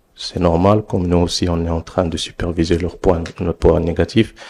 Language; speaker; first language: French; non-native, local second language; Arabic